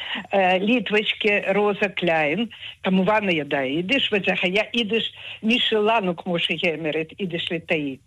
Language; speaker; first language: Hebrew; non-native, fluent; Russian